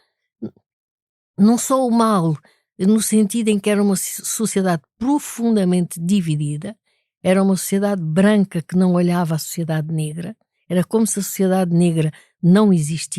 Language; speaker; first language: Portuguese; native; Portuguese